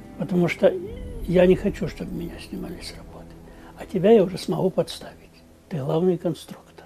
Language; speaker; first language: Russian; native; Russian